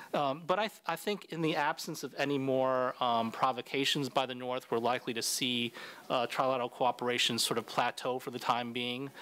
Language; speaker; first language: English; native; English